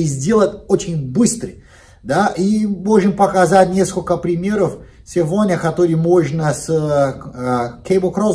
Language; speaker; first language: Russian; non-native, learner; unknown